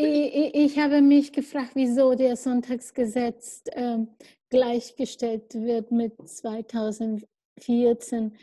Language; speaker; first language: German; non-native, learner; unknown